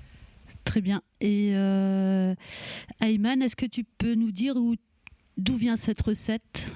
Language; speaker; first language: French; native; French